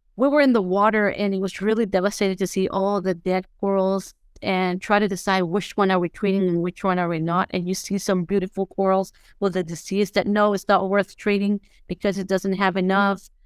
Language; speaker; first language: English; non-native, fluent; Spanish